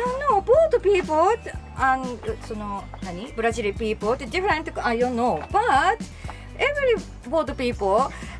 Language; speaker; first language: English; non-native, learner; Japanese